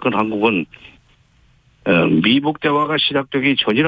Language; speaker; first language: Korean; native; Korean